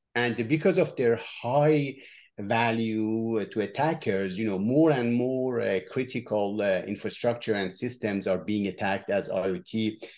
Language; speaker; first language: English; non-native, fluent; Persian